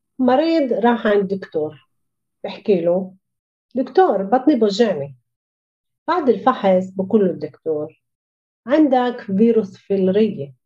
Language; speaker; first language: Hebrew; non-native, local second language; Arabic